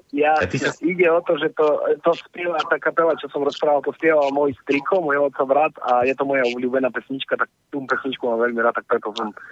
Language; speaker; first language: Slovak; non-native, local second language; Rusyn